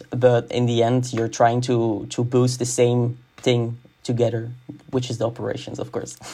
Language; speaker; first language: English; non-native, fluent; Dutch